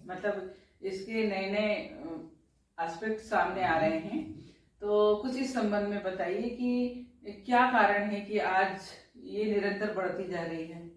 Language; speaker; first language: Hindi; native; Hindi